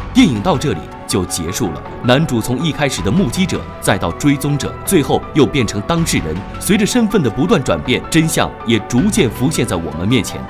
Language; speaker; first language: Chinese; native; Chinese